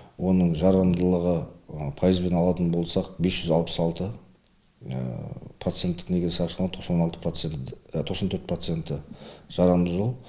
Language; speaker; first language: Kazakh; native; Kazakh